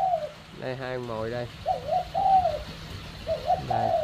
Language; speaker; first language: Vietnamese; native; Vietnamese